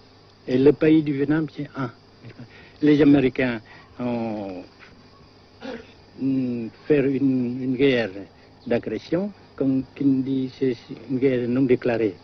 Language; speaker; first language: French; non-native, fluent; Vietnamese